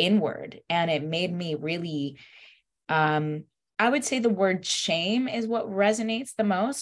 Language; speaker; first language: English; early bilingual, other home language; Spanish